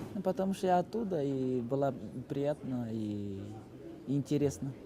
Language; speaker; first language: Russian; non-native, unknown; Portuguese